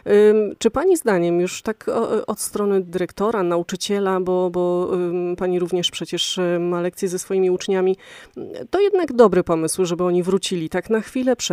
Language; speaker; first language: Polish; native; Polish